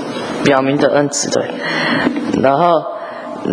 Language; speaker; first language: Chinese; early bilingual, heritage; English